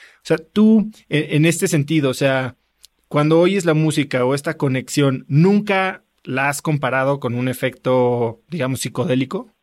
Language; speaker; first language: Spanish; native; Spanish